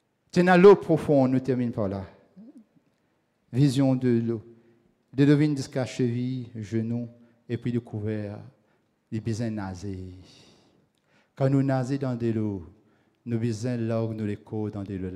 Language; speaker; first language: French; non-native, local second language; Morisyen